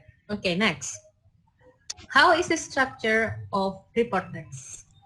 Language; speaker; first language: English; non-native, learner; Indonesian